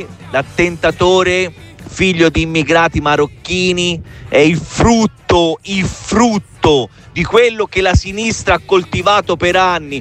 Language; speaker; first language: Italian; native; Italian